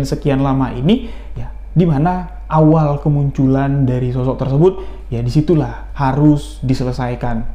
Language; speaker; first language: Indonesian; native; Indonesian